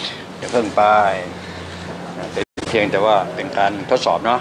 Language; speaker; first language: Thai; native; Thai